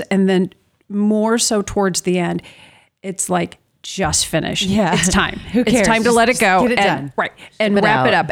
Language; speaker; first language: English; native; English